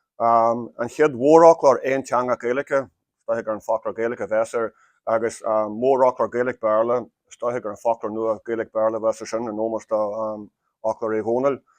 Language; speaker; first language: Irish; native; Irish